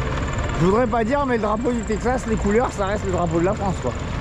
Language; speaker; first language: French; native; French